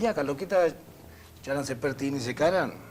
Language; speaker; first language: Indonesian; non-native, learner; Spanish